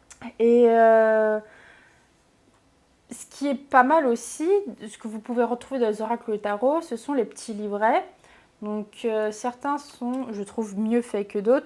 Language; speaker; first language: French; native; French